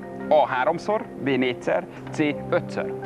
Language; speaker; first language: Hungarian; native; Hungarian